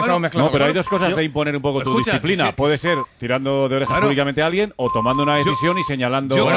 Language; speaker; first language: Spanish; native; Spanish